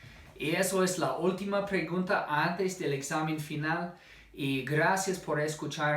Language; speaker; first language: Spanish; non-native, fluent; English